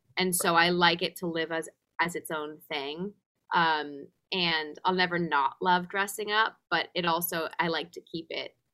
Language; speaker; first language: English; native; English